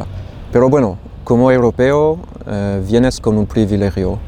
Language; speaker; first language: Spanish; non-native, fluent; French